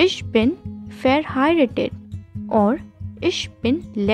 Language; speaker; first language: German; non-native, learner; Hindi